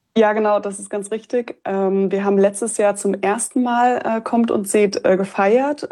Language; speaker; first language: German; native; German